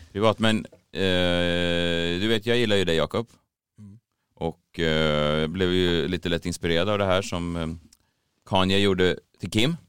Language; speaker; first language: Swedish; native; Swedish